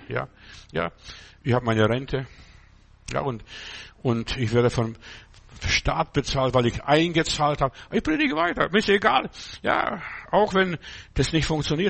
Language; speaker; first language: German; native; German